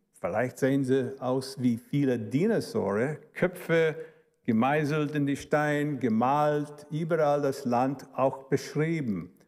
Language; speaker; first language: German; early bilingual, heritage; German